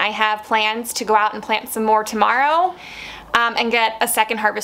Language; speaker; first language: English; native; English